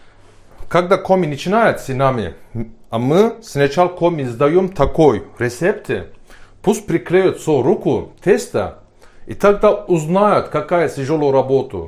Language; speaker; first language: Russian; non-native, learner; Turkish